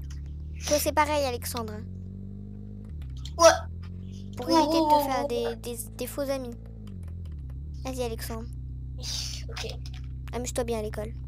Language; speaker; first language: French; native; French